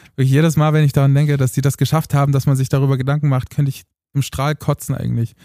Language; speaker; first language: German; early bilingual, other home language; Romanian